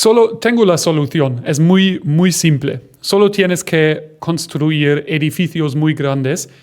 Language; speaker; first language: Spanish; non-native, fluent; German